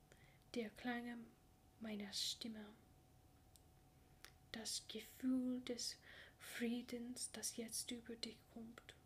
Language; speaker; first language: German; non-native, learner; English